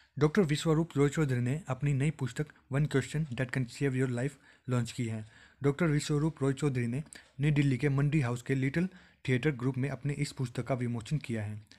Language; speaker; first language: Hindi; native; Hindi